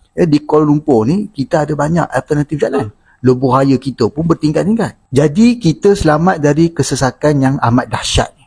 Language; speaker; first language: Malay; native; Malay